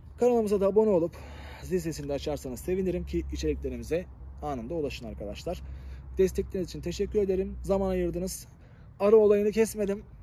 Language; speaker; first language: Turkish; native; Turkish